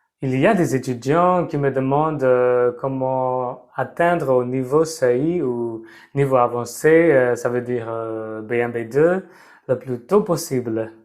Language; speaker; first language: French; non-native, fluent; Burmese